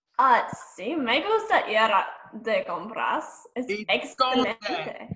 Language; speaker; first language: Spanish; non-native, learner; English